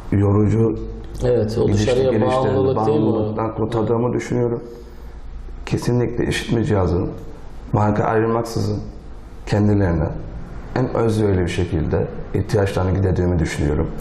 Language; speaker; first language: Turkish; native; Turkish